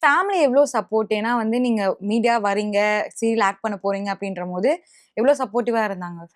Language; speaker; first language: Tamil; native; Tamil